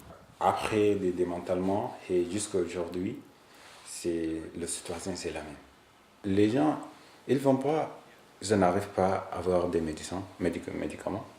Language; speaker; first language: French; non-native, learner; Arabic